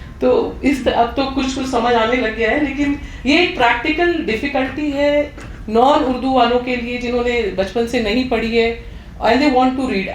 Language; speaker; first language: Urdu; non-native, local second language; Hindi